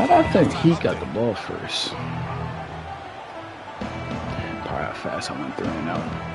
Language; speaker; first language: English; native; English